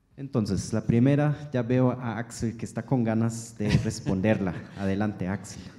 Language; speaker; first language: Spanish; non-native, fluent; German